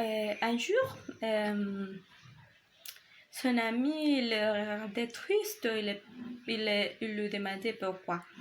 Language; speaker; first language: French; non-native, learner; Spanish